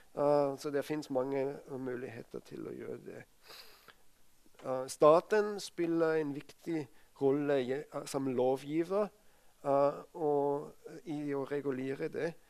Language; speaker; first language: Norwegian; non-native, fluent; German